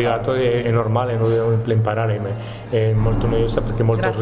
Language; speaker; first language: Italian; non-native, learner; Spanish